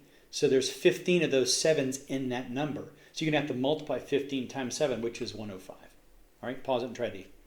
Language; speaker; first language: English; native; English